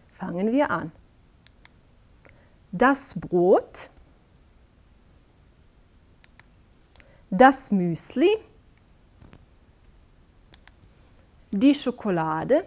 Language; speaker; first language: German; non-native, fluent; Bosnian